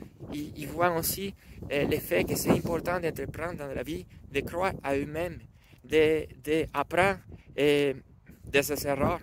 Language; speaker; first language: French; non-native, learner; Spanish